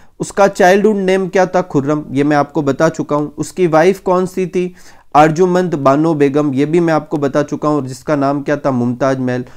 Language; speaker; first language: Hindi; native; Hindi